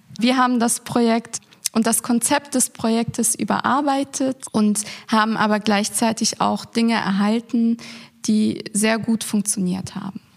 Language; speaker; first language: German; native; German